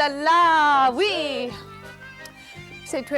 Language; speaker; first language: French; non-native, learner; English